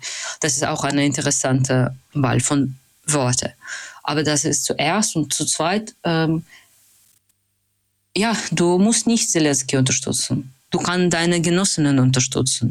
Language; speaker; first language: German; non-native, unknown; Russian